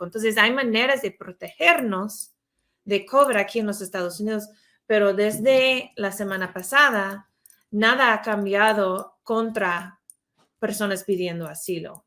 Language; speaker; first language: Spanish; non-native, fluent; English